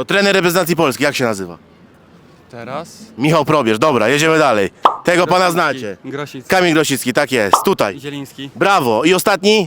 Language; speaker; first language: Polish; native; Polish